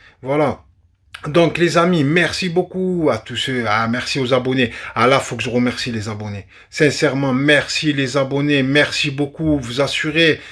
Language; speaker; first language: French; native; French